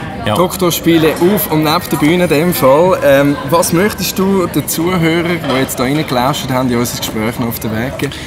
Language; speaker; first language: German; native; German